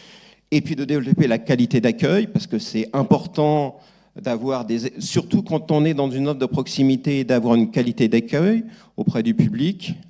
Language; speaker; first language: French; native; French